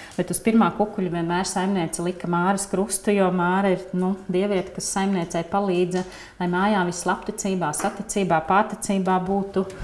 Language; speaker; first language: Latvian; native; Latvian